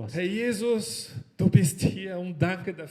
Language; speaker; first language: German; non-native, learner; Portuguese